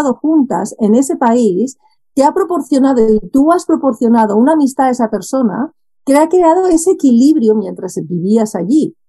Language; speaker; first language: Spanish; native; Spanish